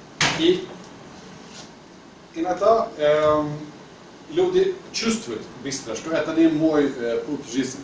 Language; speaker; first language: Russian; non-native, learner; Swedish